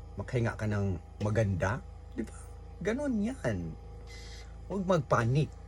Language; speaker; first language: Filipino; non-native, local second language; Cebuano